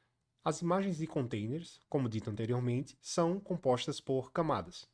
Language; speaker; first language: Portuguese; native; Portuguese